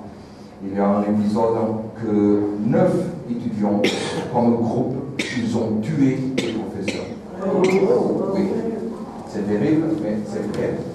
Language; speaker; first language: French; non-native, fluent; Portuguese